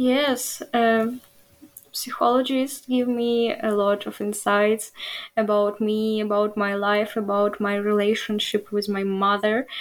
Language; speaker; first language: English; non-native, learner; Ukrainian